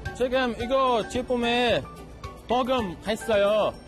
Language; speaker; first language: Korean; non-native, learner; Uzbek